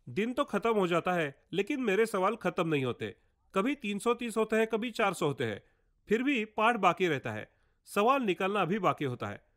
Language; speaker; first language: Hindi; non-native, local second language; Marathi